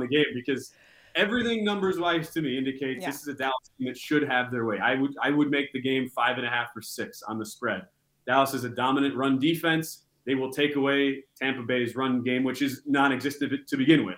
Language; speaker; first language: English; native; English